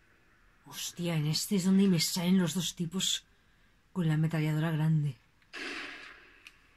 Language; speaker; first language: Spanish; native; Spanish